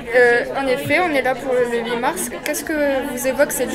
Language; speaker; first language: French; native; French